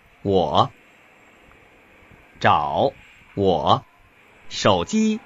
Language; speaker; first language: Chinese; non-native, learner; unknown